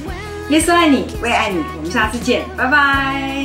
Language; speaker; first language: Chinese; native; Chinese